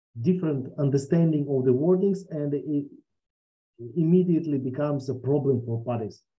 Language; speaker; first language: English; non-native, fluent; Russian